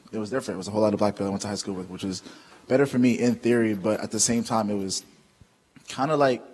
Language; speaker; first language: English; native; English